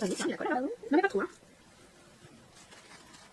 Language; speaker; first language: French; native; French